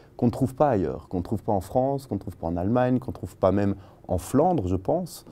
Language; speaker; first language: French; native; French